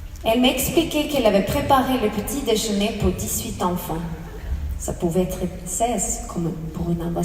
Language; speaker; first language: French; non-native, fluent; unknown